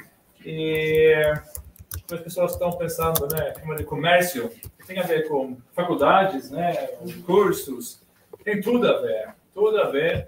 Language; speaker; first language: Portuguese; non-native, fluent; Swedish